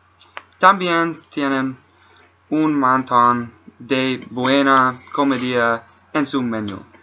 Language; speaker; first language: Spanish; non-native, learner; English